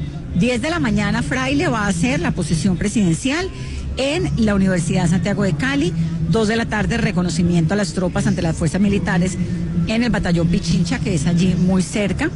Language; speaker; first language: Spanish; native; Spanish